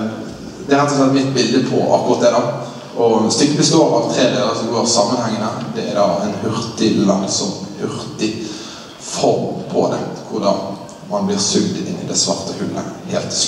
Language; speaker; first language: Norwegian; native; Norwegian